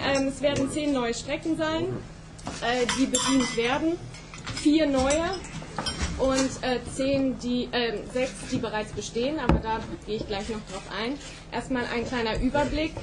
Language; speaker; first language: German; native; German